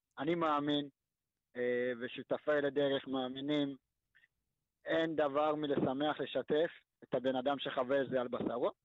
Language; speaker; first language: Hebrew; early bilingual, other home language; Amharic